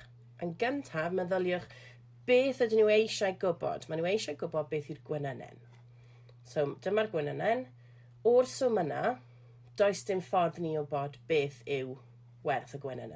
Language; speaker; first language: Welsh; non-native, local second language; English